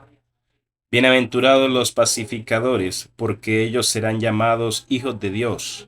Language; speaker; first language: Spanish; native; Spanish